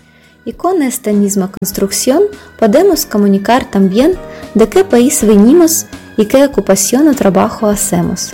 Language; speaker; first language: Spanish; non-native, fluent; Russian